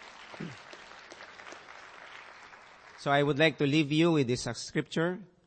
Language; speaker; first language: English; non-native, local second language; Aklanon